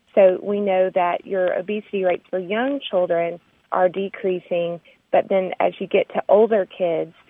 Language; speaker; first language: English; native; English